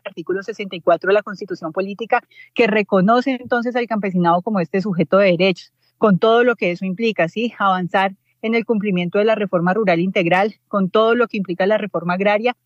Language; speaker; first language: Spanish; native; Spanish